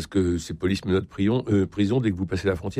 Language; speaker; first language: French; native; French